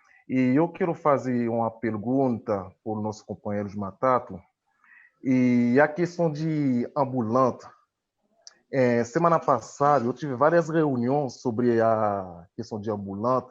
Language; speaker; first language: Portuguese; non-native, fluent; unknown